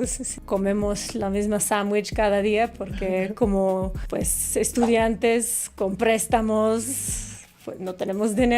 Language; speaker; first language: Spanish; non-native, fluent; English